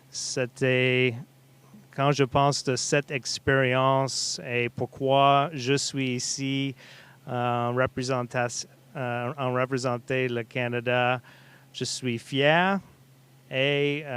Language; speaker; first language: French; non-native, learner; English